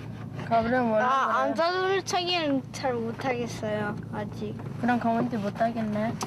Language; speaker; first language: Korean; early bilingual, other home language; Italian